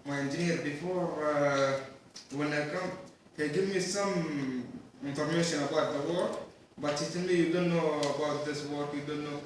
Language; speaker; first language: English; non-native, learner; Arabic